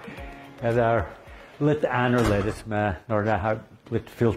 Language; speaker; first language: Norwegian; non-native, learner; English